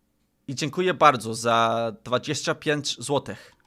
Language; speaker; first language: Polish; non-native, learner; English